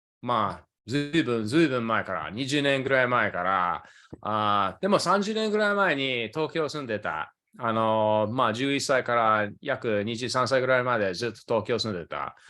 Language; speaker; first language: Japanese; early bilingual, other home language; English